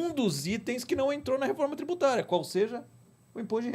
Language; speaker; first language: Portuguese; native; Portuguese